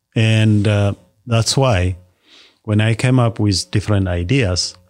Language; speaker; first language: English; non-native, fluent; Amharic